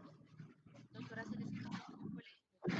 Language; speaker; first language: Spanish; native; Spanish